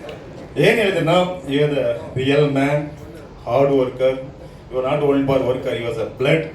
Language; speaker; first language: Kannada; non-native, learner; Tamil